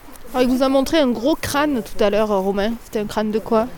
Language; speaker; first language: French; native; French